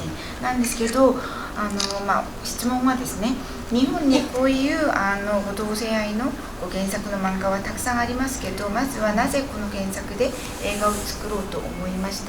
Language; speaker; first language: Japanese; non-native, fluent; Korean